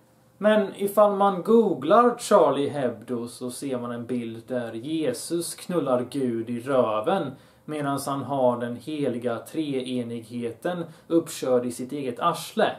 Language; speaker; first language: Swedish; early bilingual, other home language; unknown